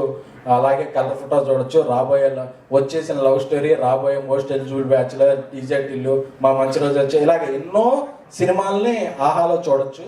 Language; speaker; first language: Telugu; native; Telugu